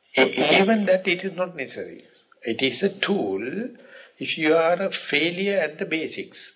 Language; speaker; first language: English; non-native, local second language; Sinhala